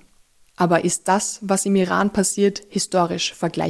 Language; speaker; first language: German; native; German